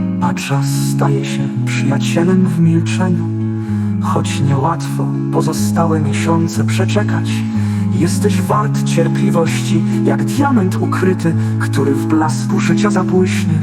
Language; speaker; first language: Polish; native; Polish